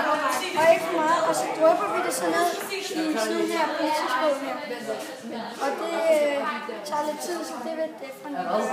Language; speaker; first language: Danish; native; Danish